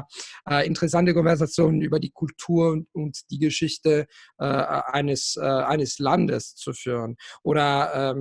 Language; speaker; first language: German; non-native, fluent; Italian